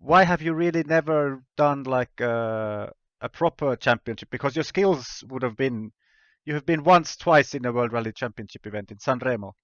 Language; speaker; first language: English; non-native, fluent; Finnish